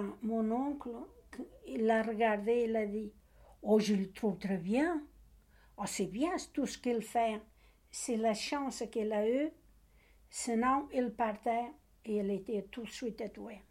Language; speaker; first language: French; non-native, learner; Portuguese